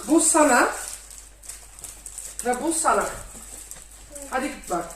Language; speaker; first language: Turkish; non-native, learner; Dutch